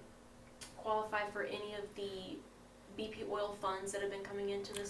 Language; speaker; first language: English; native; English